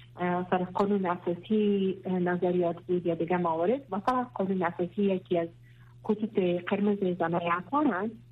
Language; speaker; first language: Persian; non-native, local second language; Pashto